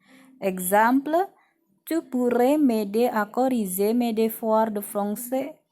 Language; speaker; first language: French; non-native, fluent; Indonesian